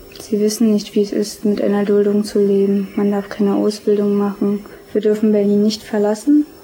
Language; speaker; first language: German; early bilingual, other home language; Albanian